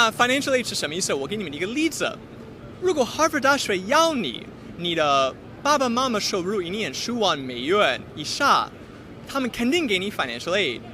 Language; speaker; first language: Chinese; non-native, fluent; English